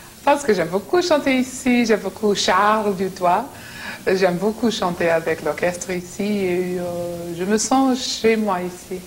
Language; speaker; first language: French; non-native, fluent; English